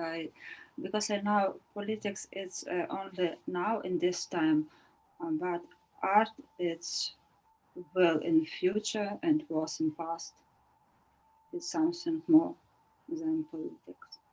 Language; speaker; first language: English; non-native, learner; Ukrainian